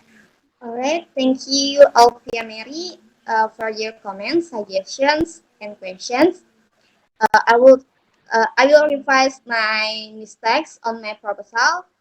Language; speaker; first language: English; non-native, learner; Indonesian